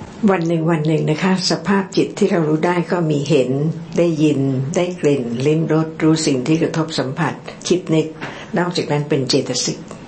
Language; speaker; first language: Thai; native; Thai